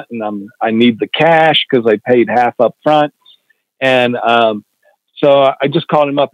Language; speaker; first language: English; native; English